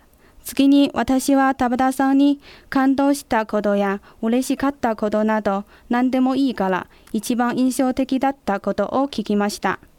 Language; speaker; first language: Japanese; non-native, fluent; Chinese